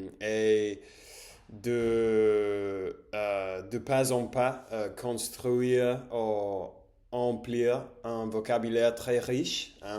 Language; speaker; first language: French; non-native, learner; English